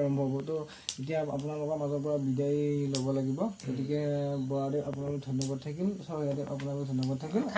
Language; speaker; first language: Assamese; native; Assamese